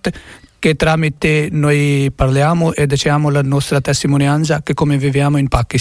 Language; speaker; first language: Italian; non-native, learner; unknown